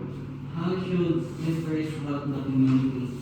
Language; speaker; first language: English; non-native, learner; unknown